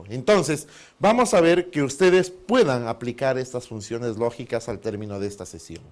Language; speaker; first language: Spanish; native; Spanish